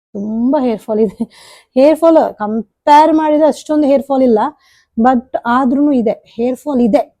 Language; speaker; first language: Kannada; non-native, local second language; Tulu